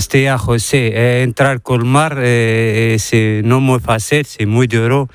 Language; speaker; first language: Spanish; non-native, learner; Arabic